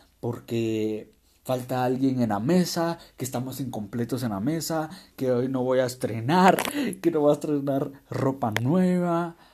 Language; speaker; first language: Spanish; native; Spanish